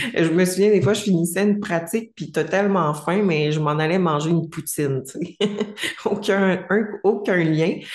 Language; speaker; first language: French; native; French